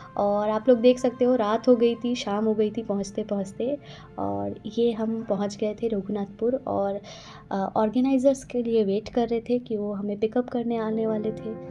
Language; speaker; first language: Hindi; non-native, local second language; Bangla